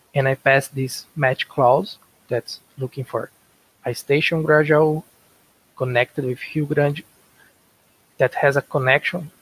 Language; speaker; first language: English; non-native, learner; Portuguese